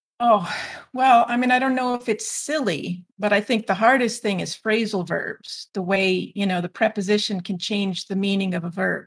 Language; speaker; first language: English; native; English